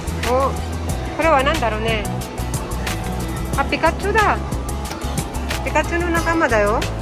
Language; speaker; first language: Japanese; non-native, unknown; Filipino